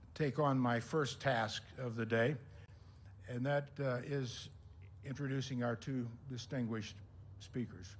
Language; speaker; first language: English; native; English